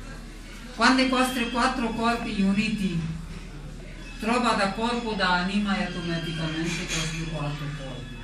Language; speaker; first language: Italian; non-native, learner; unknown